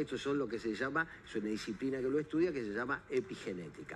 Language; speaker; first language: Spanish; native; Spanish